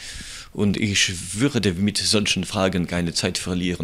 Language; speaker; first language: German; non-native, local second language; French